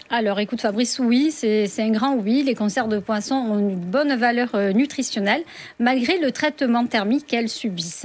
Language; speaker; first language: French; native; French